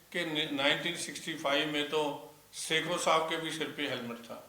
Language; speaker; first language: Hindi; non-native, local second language; Punjabi